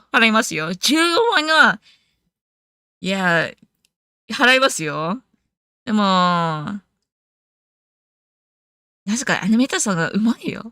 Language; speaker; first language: Japanese; non-native, learner; English